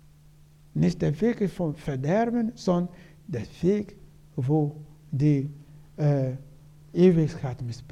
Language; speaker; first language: German; non-native, learner; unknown